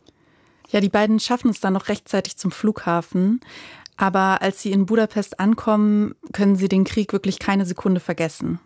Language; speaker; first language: German; native; German